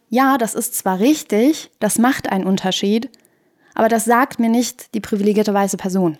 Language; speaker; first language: German; early bilingual, other home language; Persian